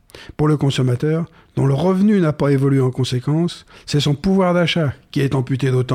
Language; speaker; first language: French; native; French